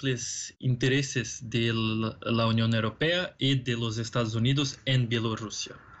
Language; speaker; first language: Spanish; non-native, fluent; Portuguese